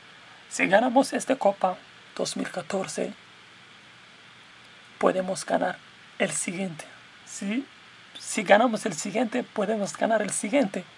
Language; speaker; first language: Spanish; non-native, learner; English